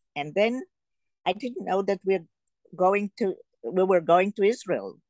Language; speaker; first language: English; early bilingual, heritage; Polish